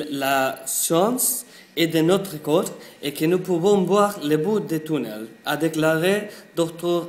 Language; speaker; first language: French; non-native, learner; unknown